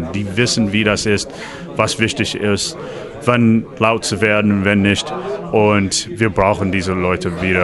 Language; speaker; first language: German; non-native, learner; English